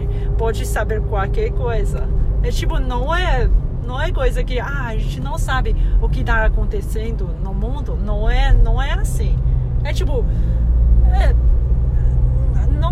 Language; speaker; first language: Portuguese; non-native, fluent; Chinese